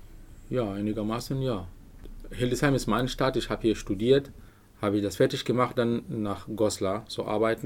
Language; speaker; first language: German; non-native, learner; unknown